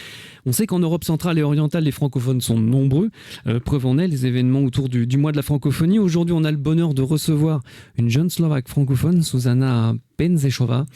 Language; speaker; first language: French; native; French